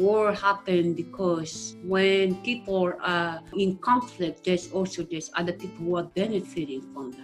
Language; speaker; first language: English; non-native, local second language; Acoli